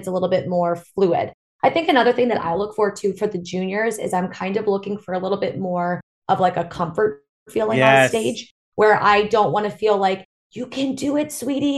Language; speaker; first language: English; native; English